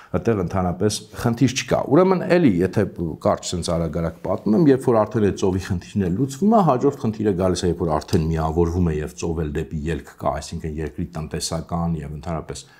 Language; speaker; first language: Armenian; native; Armenian